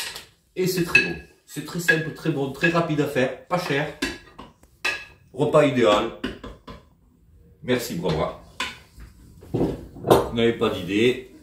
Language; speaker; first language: French; native; French